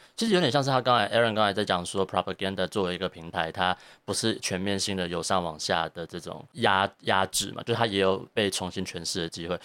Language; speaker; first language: Chinese; native; Chinese